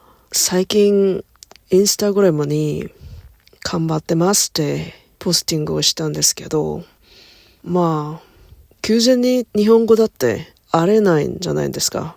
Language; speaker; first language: Japanese; non-native, learner; Korean